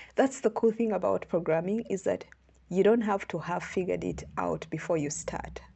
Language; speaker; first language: English; non-native, local second language; Ganda